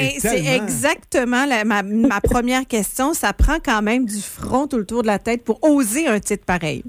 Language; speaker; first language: French; native; French